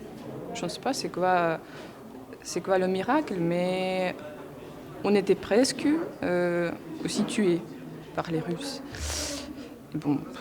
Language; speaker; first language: French; non-native, fluent; Ukrainian